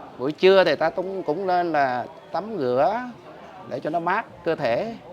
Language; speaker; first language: Vietnamese; non-native, local second language; Khmer